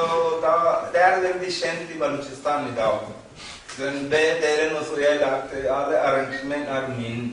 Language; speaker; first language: Norwegian; non-native, learner; Baluchi